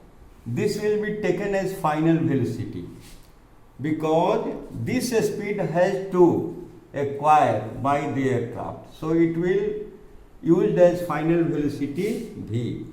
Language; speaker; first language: English; non-native, local second language; Hindi